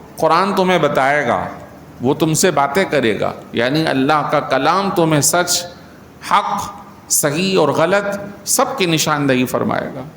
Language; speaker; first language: Urdu; native; Urdu